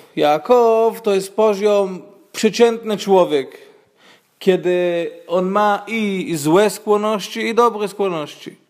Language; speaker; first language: Polish; non-native, fluent; Hebrew